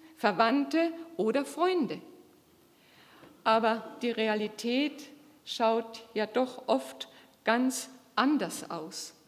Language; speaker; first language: German; native; German